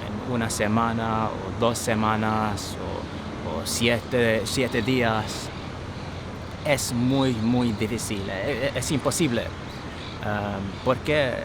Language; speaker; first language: Spanish; non-native, learner; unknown